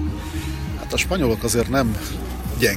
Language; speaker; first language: Hungarian; native; Hungarian